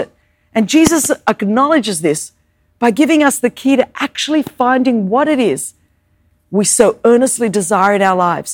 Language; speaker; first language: English; non-native, local second language; Greek